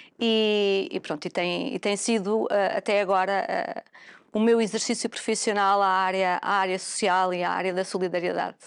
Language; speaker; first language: Portuguese; native; Portuguese